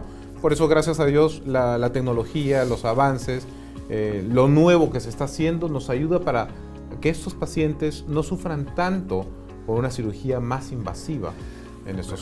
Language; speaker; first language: Spanish; native; Spanish